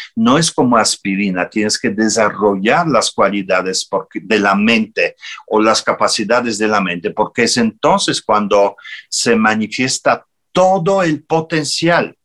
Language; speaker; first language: Spanish; non-native, fluent; Polish